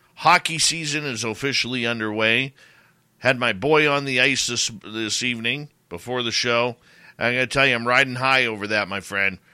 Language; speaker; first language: English; native; English